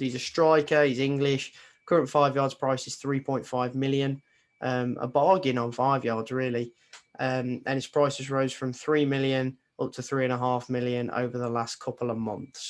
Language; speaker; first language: English; native; English